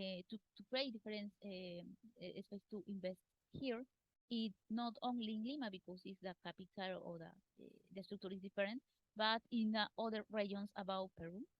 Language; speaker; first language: English; non-native, learner; Spanish